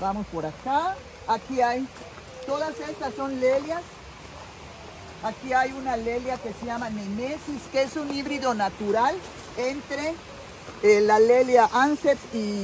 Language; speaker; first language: Spanish; native; Spanish